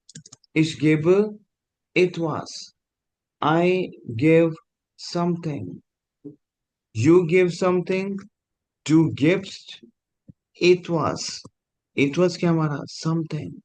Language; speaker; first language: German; non-native, fluent; Hindi